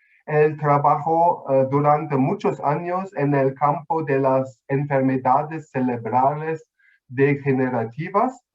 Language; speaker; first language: Spanish; non-native, fluent; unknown